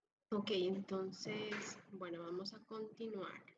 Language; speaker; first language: Spanish; native; Spanish